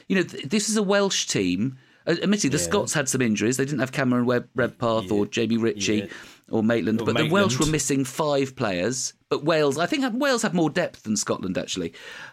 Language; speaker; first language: English; native; English